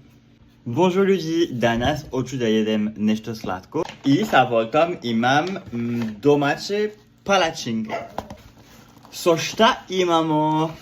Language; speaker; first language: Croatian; non-native, learner; French